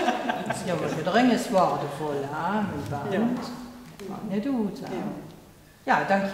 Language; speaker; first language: Dutch; native; Dutch